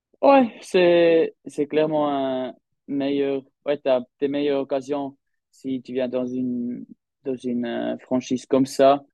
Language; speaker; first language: French; non-native, local second language; German